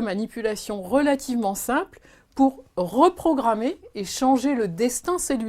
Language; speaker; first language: French; native; French